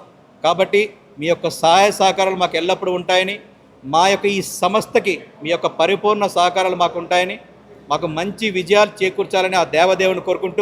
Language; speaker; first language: Telugu; native; Telugu